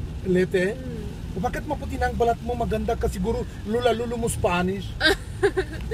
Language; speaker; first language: Filipino; non-native, learner; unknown